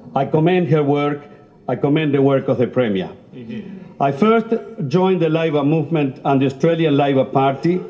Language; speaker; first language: English; non-native, fluent; Spanish